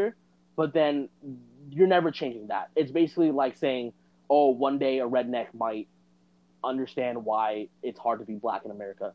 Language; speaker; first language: English; native; English